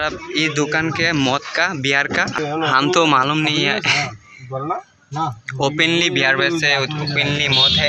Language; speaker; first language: Hindi; non-native, learner; Bangla